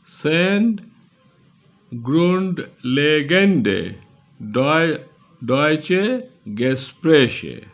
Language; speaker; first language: German; non-native, learner; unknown